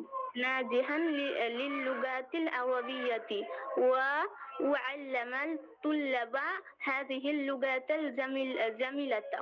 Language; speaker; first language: Arabic; non-native, learner; Bangla